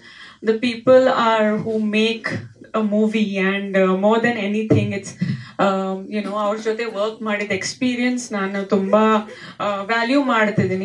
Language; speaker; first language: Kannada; non-native, learner; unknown